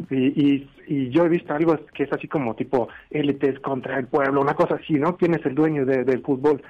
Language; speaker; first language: Spanish; non-native, fluent; Swedish